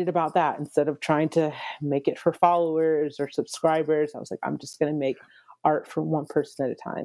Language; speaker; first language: English; native; English